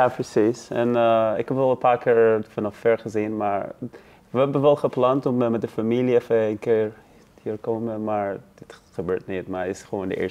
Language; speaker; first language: Dutch; non-native, learner; Persian